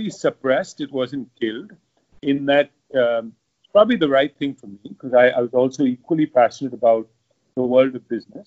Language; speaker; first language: English; non-native, local second language; Hindi